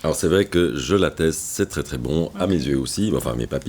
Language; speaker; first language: French; native; French